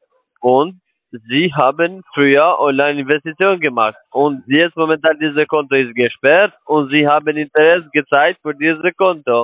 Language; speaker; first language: German; non-native, learner; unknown